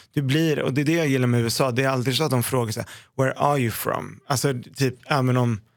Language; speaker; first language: Swedish; early bilingual, other home language; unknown